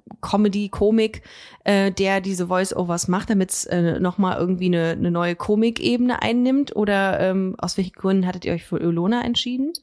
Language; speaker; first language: German; native; German